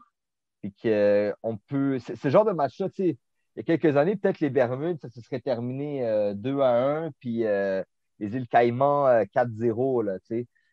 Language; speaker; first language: French; native; French